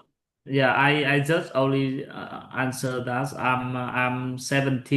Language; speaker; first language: English; non-native, learner; Vietnamese